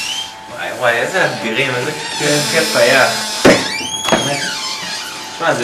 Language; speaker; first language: Hebrew; native; Hebrew